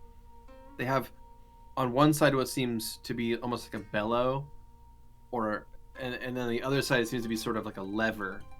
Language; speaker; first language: English; native; English